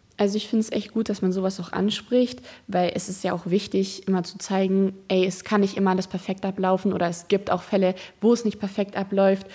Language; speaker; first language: German; native; German